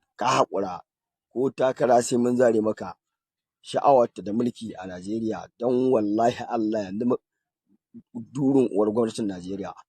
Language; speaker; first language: Hausa; native; Hausa